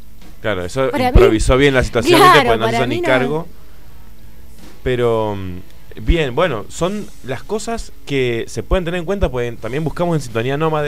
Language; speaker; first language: Spanish; native; Spanish